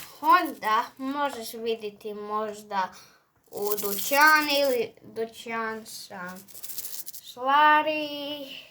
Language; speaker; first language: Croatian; early bilingual, heritage; Croatian